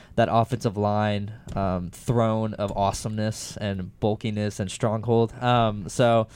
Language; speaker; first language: English; native; English